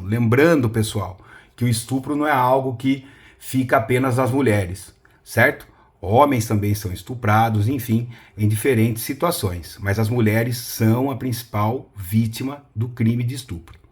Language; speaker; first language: Portuguese; native; Portuguese